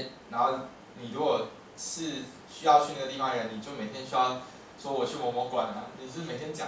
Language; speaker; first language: Chinese; native; Chinese